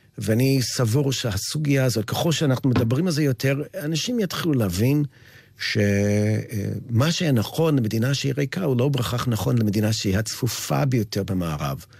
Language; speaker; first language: Hebrew; non-native, fluent; English